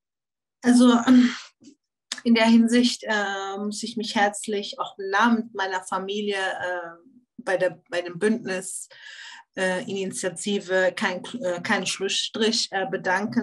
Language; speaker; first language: German; early bilingual, other home language; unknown